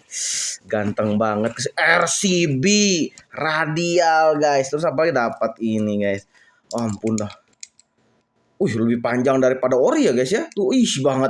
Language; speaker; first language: Indonesian; native; Indonesian